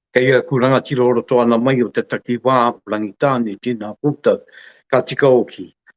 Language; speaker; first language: Māori; native; Māori